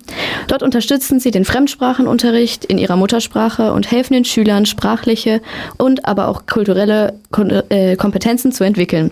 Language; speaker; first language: German; native; German